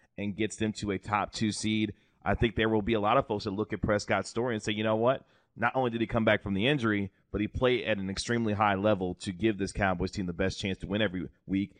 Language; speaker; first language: English; native; English